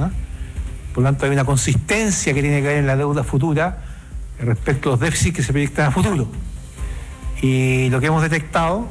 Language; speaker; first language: Spanish; native; Spanish